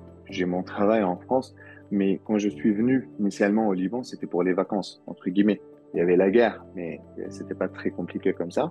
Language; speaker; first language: French; non-native, local second language; Arabic